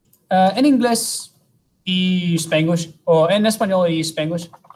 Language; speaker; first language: Spanish; non-native, fluent; English